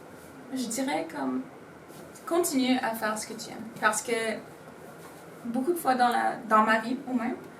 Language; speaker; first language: French; non-native, local second language; Spanish